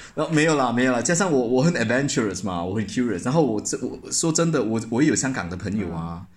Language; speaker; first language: Chinese; native; Chinese